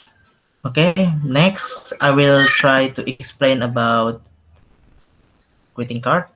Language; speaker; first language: English; non-native, local second language; Indonesian